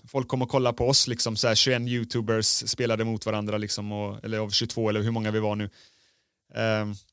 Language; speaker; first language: Swedish; native; Swedish